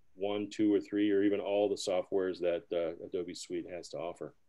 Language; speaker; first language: English; early bilingual, other home language; Spanish